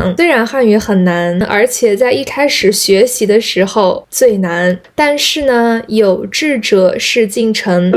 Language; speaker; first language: Chinese; native; Chinese